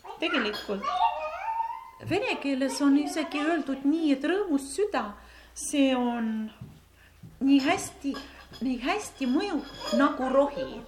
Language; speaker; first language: Estonian; non-native, local second language; Russian